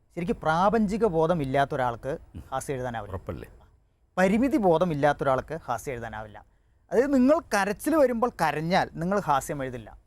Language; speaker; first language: Malayalam; non-native, local second language; Tamil